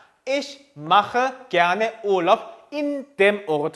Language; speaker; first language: German; non-native, fluent; Korean